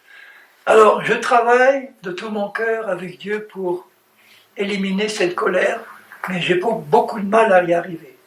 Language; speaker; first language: French; native; French